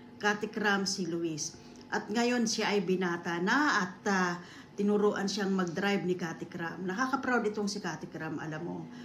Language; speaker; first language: Filipino; non-native, local second language; Bikol